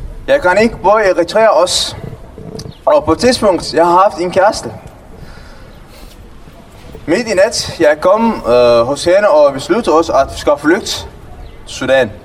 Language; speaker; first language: Danish; non-native, learner; Tigrinya